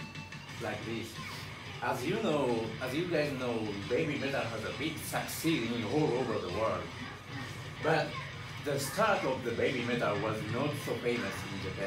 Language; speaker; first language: English; non-native, learner; Japanese